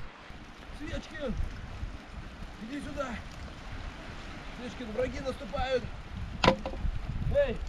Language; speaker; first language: Russian; native; Russian